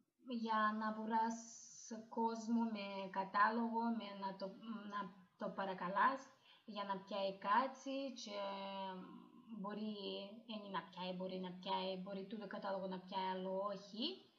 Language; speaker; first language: Greek; non-native, learner; Russian